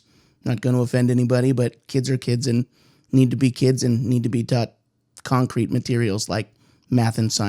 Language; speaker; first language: English; native; English